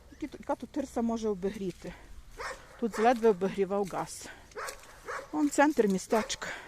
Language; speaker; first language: Ukrainian; native; Ukrainian